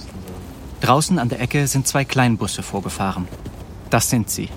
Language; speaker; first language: German; native; German